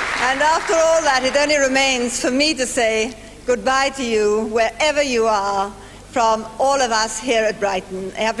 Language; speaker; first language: English; native; English